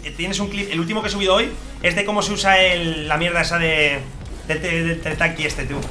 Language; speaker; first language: Spanish; native; Spanish